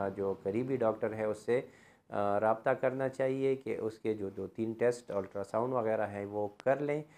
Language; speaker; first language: Urdu; non-native, local second language; Pashto